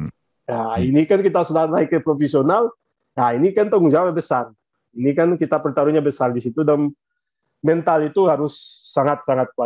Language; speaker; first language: Indonesian; non-native, fluent; Portuguese